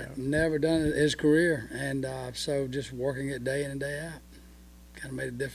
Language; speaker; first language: English; native; English